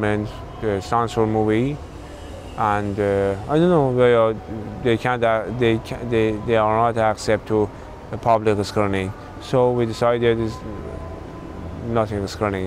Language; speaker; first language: English; non-native, learner; Persian